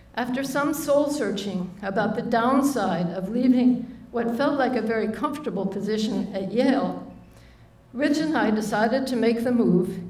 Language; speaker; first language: English; native; English